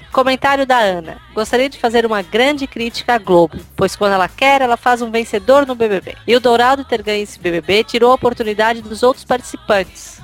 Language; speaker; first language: Portuguese; native; Portuguese